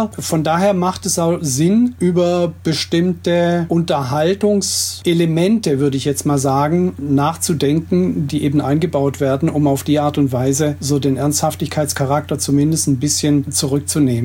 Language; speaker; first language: German; native; German